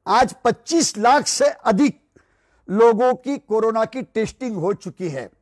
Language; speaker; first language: Hindi; non-native, local second language; Marathi